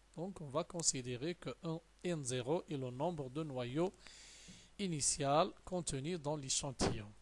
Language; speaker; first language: French; non-native, local second language; Arabic